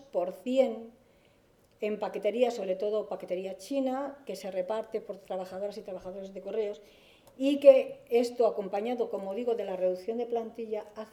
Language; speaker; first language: Spanish; native; Spanish